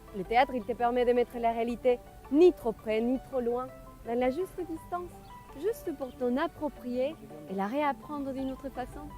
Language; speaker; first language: French; non-native, fluent; Spanish